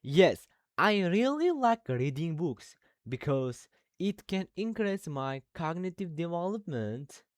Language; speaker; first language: English; non-native, learner; Uzbek